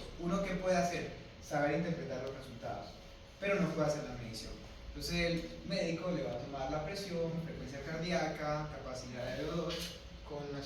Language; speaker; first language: Spanish; native; Spanish